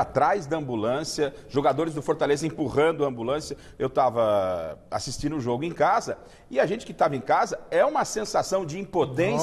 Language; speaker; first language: Portuguese; native; Portuguese